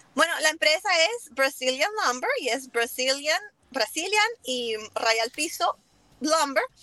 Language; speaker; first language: Spanish; non-native, fluent; Italian